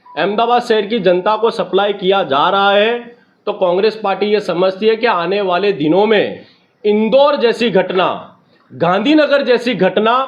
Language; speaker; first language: Hindi; non-native, local second language; Gujarati